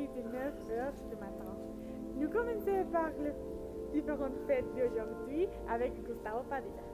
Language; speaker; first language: French; non-native, learner; Spanish